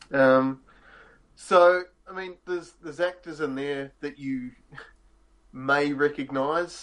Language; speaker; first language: English; native; English